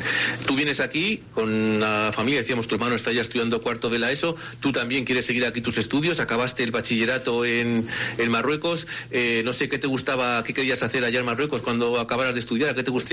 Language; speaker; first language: Spanish; native; Spanish